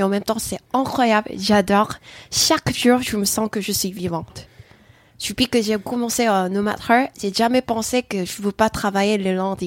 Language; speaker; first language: French; non-native, fluent; Korean